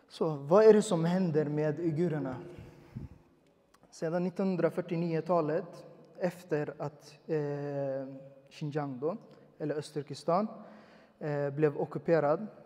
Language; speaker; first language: Swedish; early bilingual, other home language; Uyghur